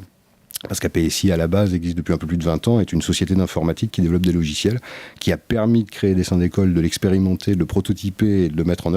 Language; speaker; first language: French; native; French